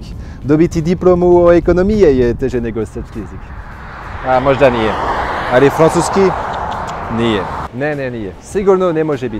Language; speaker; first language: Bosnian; non-native, learner; French